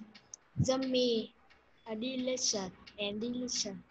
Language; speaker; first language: English; non-native, learner; Vietnamese